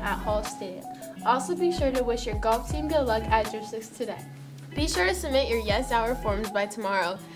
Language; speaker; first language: English; native; English